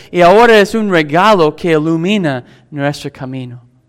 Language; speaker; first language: Spanish; non-native, fluent; English